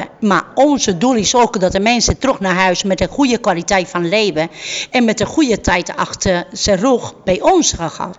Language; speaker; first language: Dutch; non-native, fluent; Spanish